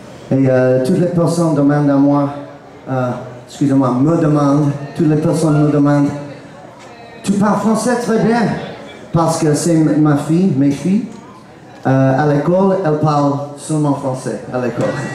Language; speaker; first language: French; non-native, learner; English